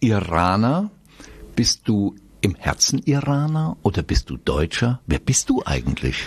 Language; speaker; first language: German; native; German